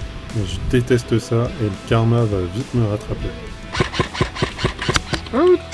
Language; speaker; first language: French; native; French